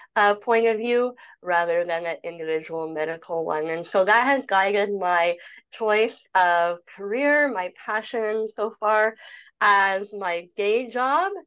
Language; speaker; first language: English; native; English